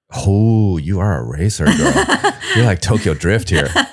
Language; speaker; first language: English; native; English